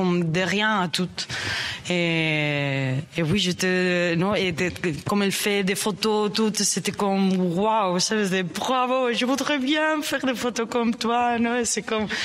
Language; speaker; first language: French; non-native, learner; Spanish